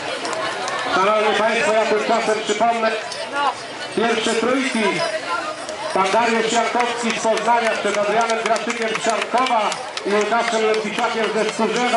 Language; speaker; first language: Polish; native; Polish